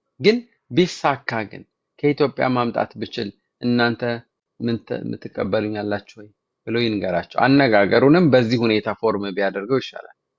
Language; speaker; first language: Amharic; native; Amharic